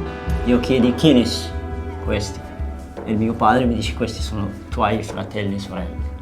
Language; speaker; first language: Italian; non-native, learner; Arabic